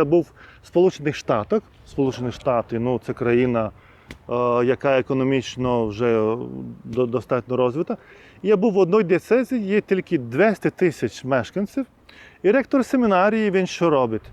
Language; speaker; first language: Ukrainian; non-native, fluent; Lithuanian